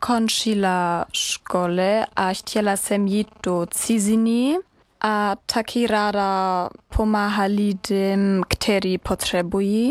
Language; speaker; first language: Czech; non-native, learner; German